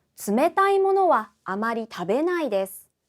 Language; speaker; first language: Japanese; non-native, fluent; Korean